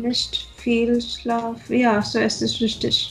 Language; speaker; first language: German; non-native, learner; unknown